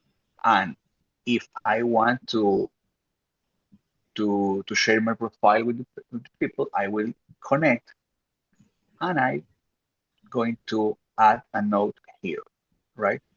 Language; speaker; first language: English; non-native, fluent; Spanish